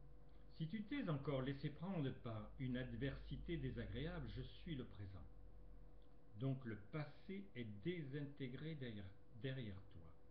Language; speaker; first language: French; native; French